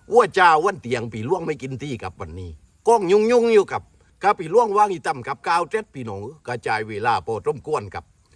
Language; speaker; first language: Thai; native; Thai